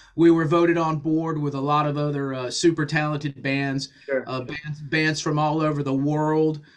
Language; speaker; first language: English; native; English